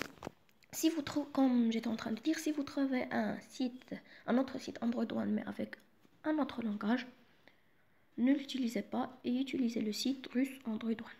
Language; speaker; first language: French; non-native, local second language; Arabic